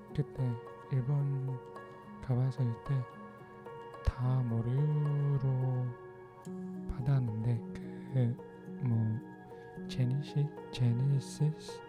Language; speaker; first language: Korean; non-native, learner; Filipino